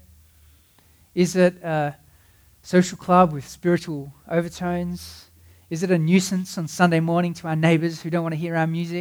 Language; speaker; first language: English; native; English